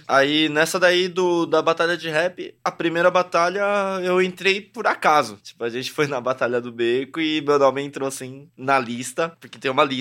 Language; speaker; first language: Portuguese; early bilingual, other home language; Korean